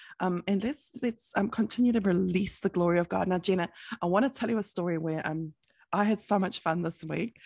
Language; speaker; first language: English; native; English